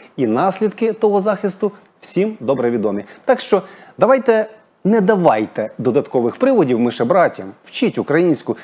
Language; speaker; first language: Ukrainian; native; Ukrainian